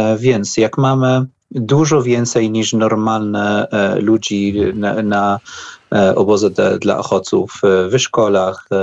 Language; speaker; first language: Polish; non-native, learner; Arabic